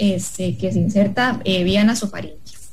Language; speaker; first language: Spanish; native; Spanish